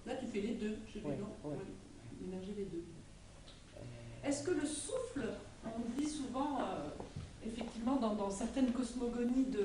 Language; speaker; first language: French; native; French